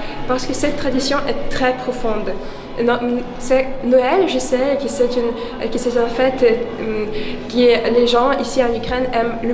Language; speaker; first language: French; non-native, fluent; Ukrainian